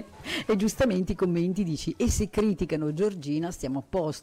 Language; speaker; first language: Italian; native; Italian